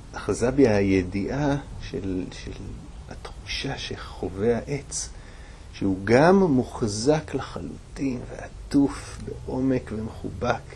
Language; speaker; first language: Hebrew; native; Hebrew